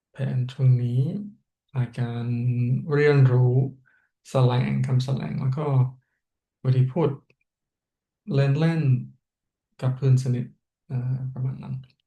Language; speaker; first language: Thai; non-native, fluent; English